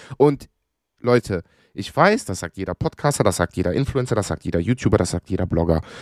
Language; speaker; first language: German; early bilingual, other home language; Greek